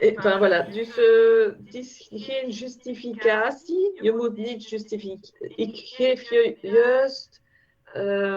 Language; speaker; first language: Dutch; non-native, fluent; French